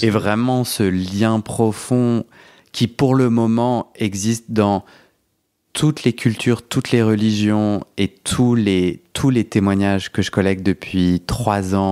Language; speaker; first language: French; native; French